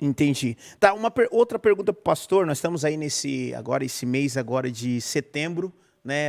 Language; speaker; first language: Portuguese; native; Portuguese